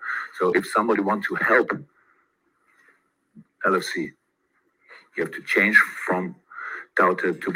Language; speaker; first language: English; non-native, fluent; German